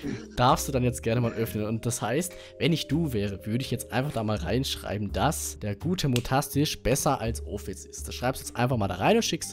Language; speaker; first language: German; native; German